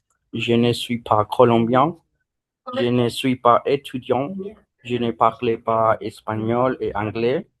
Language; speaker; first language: French; non-native, learner; Spanish